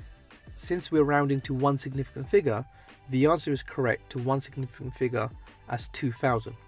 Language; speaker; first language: English; native; English